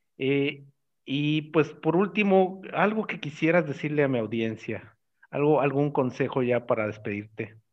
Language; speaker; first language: Spanish; native; Spanish